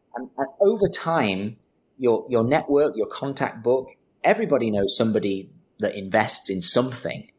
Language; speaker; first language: English; native; English